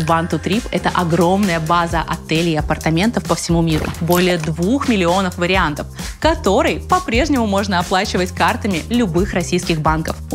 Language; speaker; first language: Russian; native; Russian